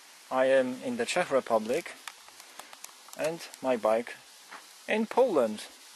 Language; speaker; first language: English; non-native, learner; Polish